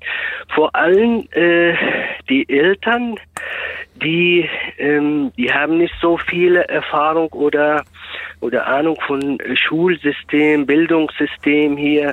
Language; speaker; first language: German; non-native, fluent; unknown